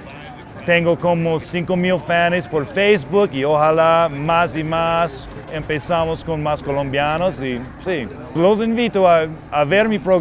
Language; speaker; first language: Spanish; non-native, fluent; English